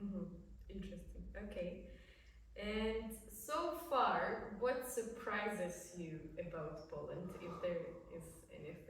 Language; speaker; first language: English; non-native, fluent; Polish